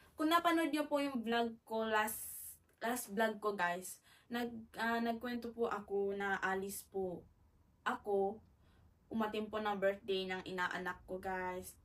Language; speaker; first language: Filipino; native; Filipino